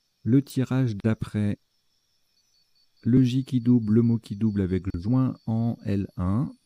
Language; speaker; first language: French; native; French